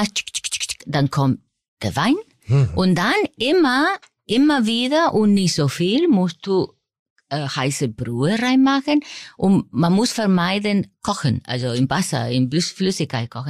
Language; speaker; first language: German; non-native, fluent; Spanish